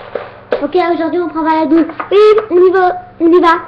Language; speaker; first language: French; native; French